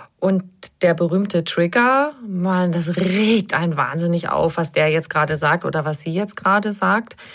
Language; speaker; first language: German; native; German